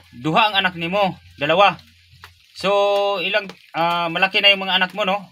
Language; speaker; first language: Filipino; non-native, local second language; Cebuano